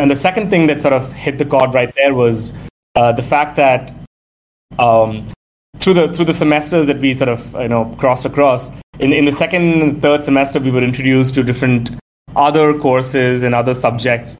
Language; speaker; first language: English; non-native, local second language; Tamil